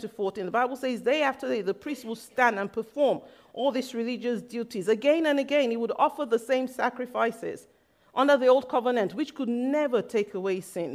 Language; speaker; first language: English; non-native, local second language; Yoruba